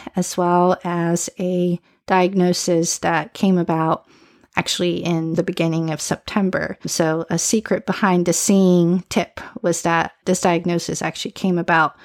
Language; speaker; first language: English; early bilingual, other home language; Chinese